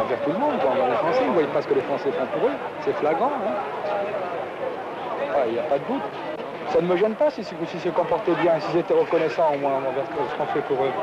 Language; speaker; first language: French; native; French